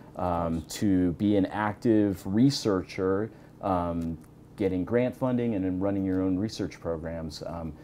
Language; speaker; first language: English; native; English